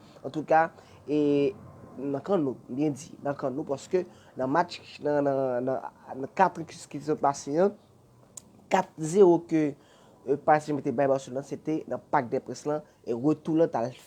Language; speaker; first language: French; non-native, learner; Haitian Creole